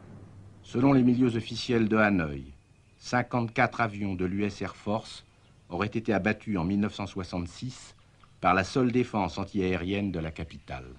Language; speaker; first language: French; native; French